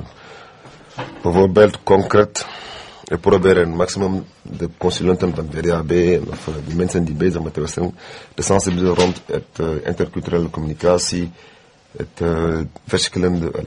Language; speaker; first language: Dutch; non-native, fluent; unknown